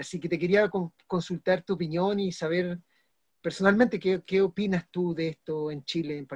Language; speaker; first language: Spanish; native; Spanish